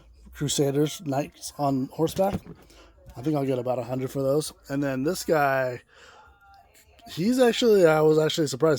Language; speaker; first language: English; native; English